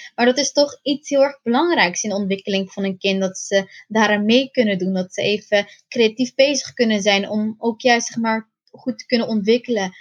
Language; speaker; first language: Dutch; early bilingual, other home language; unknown